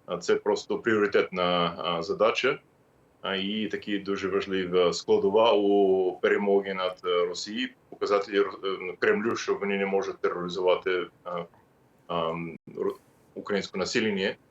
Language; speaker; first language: Ukrainian; non-native, fluent; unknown